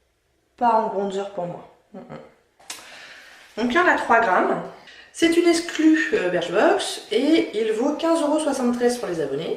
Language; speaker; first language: French; native; French